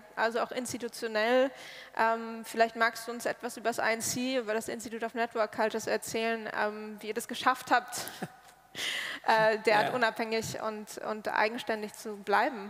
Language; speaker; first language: German; native; German